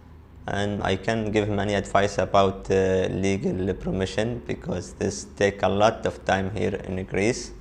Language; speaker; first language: English; non-native, learner; Arabic